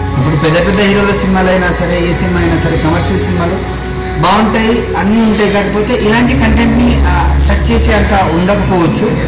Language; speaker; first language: Telugu; non-native, local second language; Lambadi